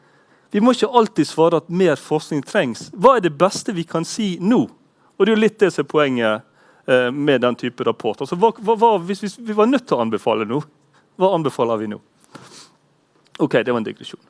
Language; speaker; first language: Norwegian; native; Norwegian